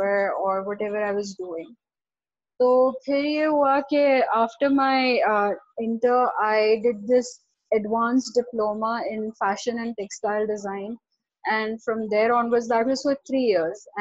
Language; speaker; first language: English; non-native, local second language; Urdu